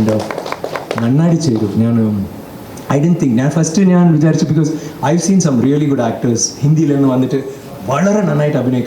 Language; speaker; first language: Malayalam; non-native, local second language; Tamil